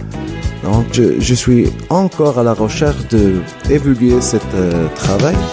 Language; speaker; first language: French; non-native, local second language; Arabic